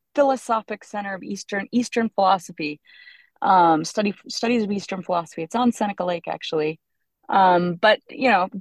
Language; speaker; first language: English; native; English